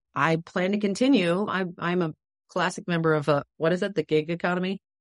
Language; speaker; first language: English; native; English